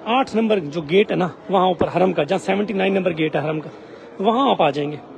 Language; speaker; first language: Urdu; non-native, local second language; Saraiki